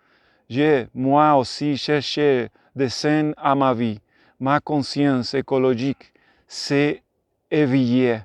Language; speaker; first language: French; non-native, learner; Spanish